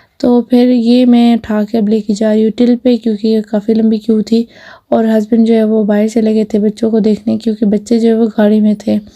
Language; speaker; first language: Urdu; native; Urdu